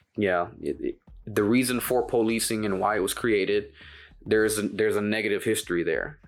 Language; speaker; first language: English; native; English